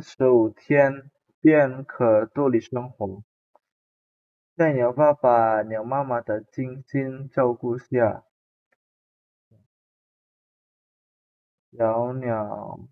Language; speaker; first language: Chinese; non-native, fluent; Indonesian